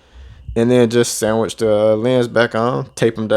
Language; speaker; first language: English; native; English